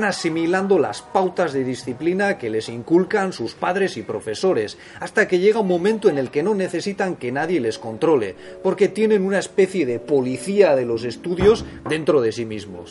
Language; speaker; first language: Spanish; native; Spanish